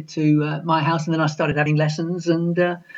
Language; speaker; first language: English; native; English